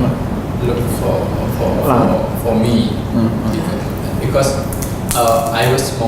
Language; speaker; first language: English; non-native, learner; Malay